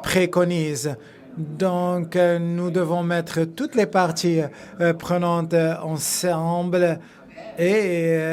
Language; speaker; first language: French; non-native, fluent; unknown